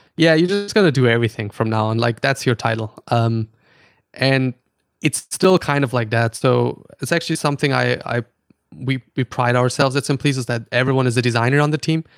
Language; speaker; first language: English; non-native, fluent; German